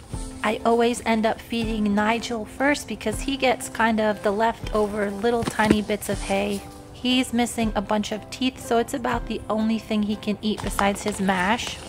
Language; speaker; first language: English; native; English